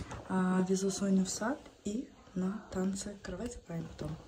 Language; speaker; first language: Russian; native; Russian